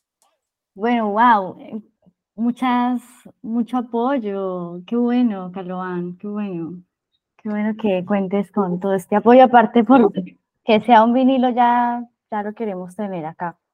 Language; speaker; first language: Spanish; native; Spanish